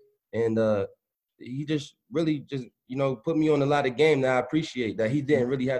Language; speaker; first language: English; native; English